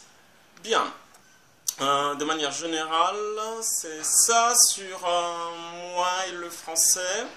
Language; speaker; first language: French; non-native, fluent; Portuguese